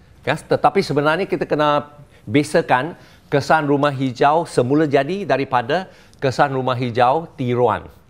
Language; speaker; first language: Malay; non-native, local second language; Chinese